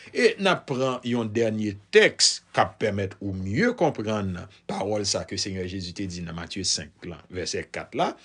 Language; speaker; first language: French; non-native, local second language; Haitian Creole